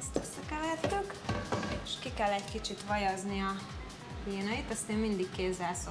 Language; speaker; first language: Hungarian; native; Hungarian